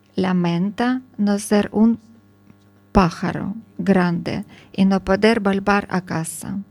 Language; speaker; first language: Spanish; non-native, learner; Ukrainian